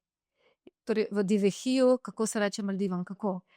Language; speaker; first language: Slovenian; native; Slovenian